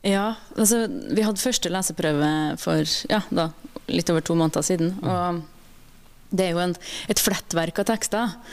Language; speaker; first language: Norwegian; native; Norwegian